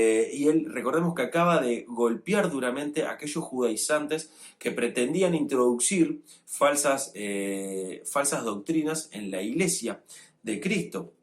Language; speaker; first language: Spanish; native; Spanish